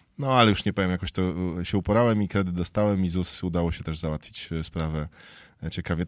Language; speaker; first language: Polish; native; Polish